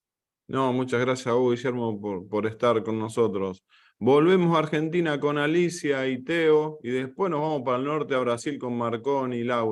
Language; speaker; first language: Spanish; native; Spanish